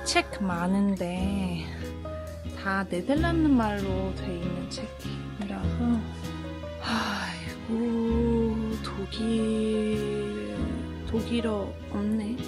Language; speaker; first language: Korean; non-native, fluent; French